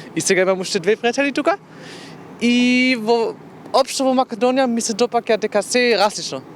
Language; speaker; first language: Macedonian; non-native, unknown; German